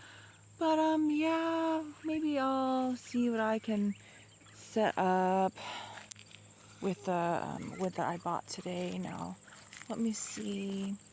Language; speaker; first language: English; native; English